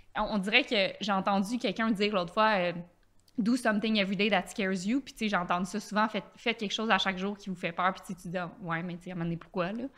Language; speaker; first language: French; native; French